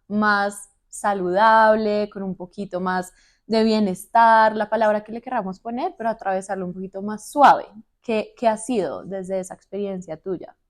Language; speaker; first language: Spanish; native; Spanish